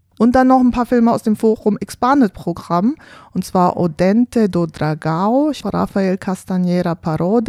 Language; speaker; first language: German; native; German